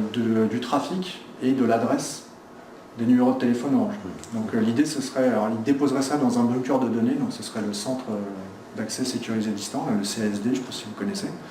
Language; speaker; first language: French; native; French